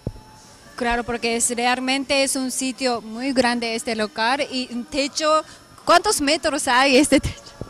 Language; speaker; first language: Spanish; non-native, fluent; Japanese